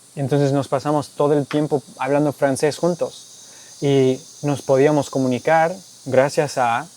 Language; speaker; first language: Spanish; non-native, fluent; English